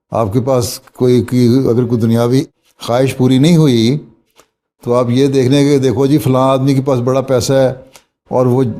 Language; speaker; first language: Urdu; native; Urdu